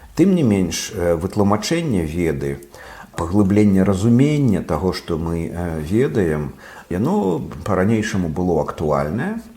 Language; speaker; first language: Belarusian; non-native, local second language; Russian